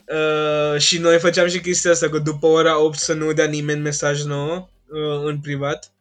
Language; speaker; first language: Romanian; non-native, fluent; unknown